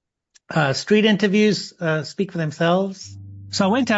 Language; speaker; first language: English; native; English